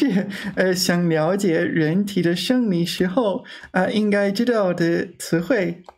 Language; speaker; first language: Chinese; non-native, learner; English